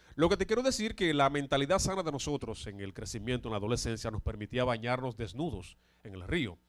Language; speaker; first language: Spanish; native; Spanish